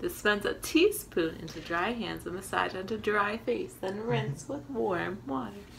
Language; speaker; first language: English; native; English